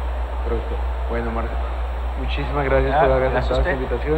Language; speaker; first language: Spanish; native; Spanish